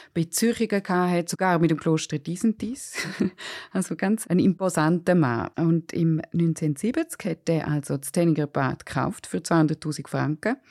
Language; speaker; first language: German; native; German